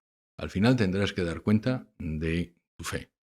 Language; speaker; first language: Spanish; native; Spanish